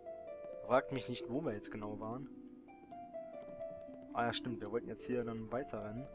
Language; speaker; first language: German; native; German